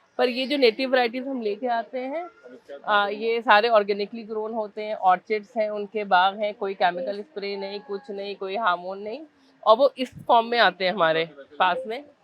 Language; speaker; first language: Hindi; native; Hindi